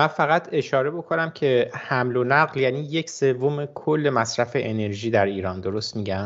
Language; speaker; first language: Persian; native; Persian